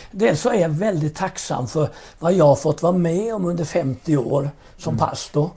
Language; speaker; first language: Swedish; native; Swedish